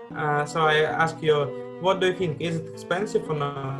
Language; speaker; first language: English; non-native, fluent; Russian